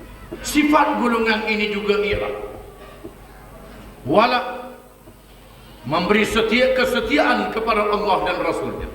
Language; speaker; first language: Malay; native; Malay